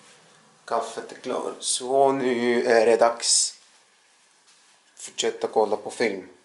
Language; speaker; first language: Swedish; non-native, learner; Russian